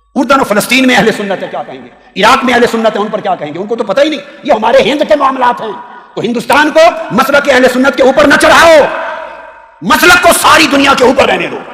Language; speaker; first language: Urdu; native; Urdu